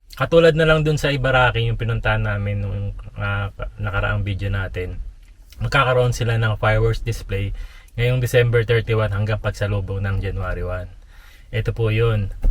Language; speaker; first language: Filipino; native; Filipino